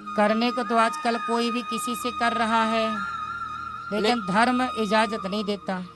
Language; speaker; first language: Hindi; native; Hindi